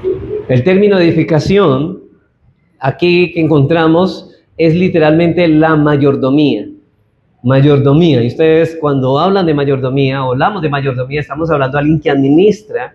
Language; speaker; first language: Spanish; native; Spanish